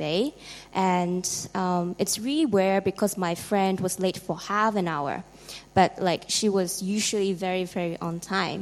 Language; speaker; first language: English; non-native, local second language; Cantonese